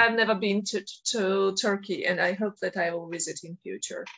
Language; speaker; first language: English; non-native, fluent; Georgian